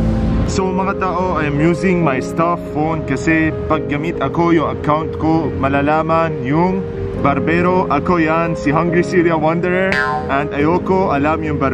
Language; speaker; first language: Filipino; non-native, learner; Arabic